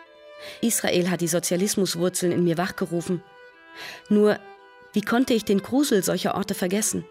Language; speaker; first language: German; native; German